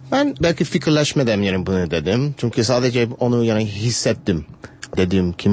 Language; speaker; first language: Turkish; non-native, learner; English